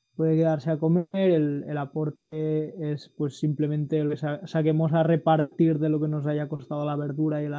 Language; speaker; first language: Spanish; non-native, local second language; Catalan